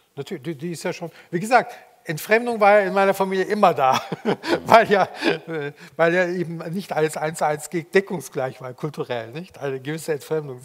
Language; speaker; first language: German; early bilingual, other home language; Turkish